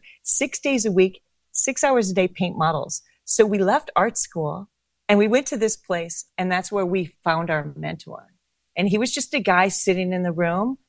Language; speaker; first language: English; native; English